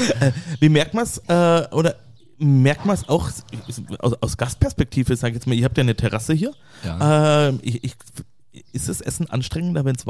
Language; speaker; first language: German; native; German